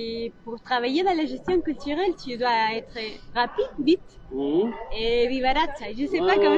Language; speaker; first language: French; non-native, learner; Spanish